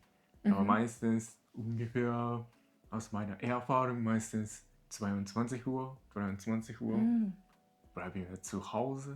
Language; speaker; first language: German; non-native, learner; Japanese